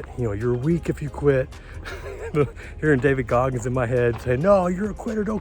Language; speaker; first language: English; native; English